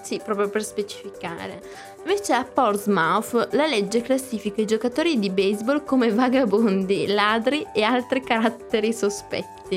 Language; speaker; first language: Italian; native; Italian